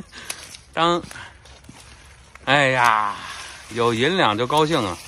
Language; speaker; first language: Chinese; native; Chinese